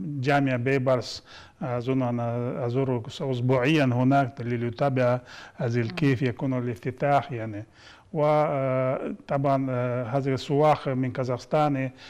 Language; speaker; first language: Arabic; non-native, fluent; Kazakh